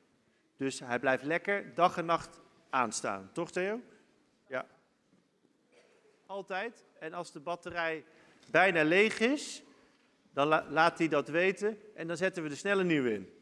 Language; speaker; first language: Dutch; native; Dutch